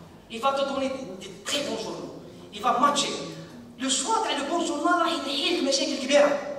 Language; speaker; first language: French; non-native, local second language; Arabic